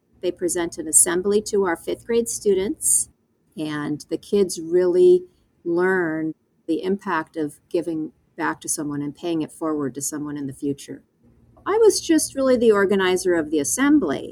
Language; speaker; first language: English; native; English